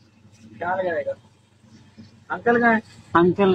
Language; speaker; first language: Hindi; non-native, learner; Bangla